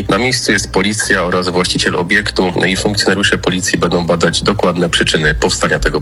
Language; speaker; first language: Polish; native; Polish